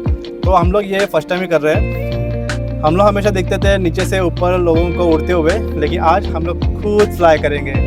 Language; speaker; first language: Hindi; native; Hindi